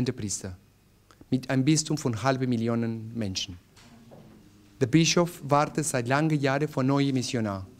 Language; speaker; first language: German; non-native, learner; Spanish